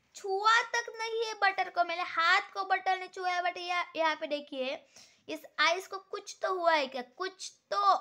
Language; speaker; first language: Hindi; non-native, local second language; Marathi